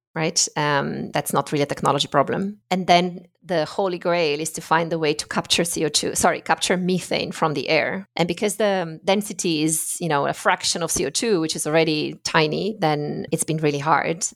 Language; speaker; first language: English; non-native, fluent; Italian